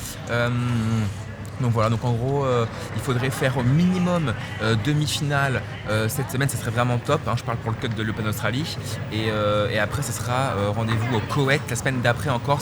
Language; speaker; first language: French; native; French